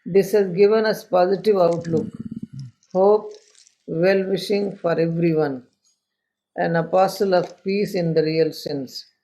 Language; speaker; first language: English; non-native, local second language; Urdu